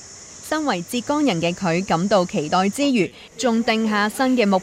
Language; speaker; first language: Chinese; native; Chinese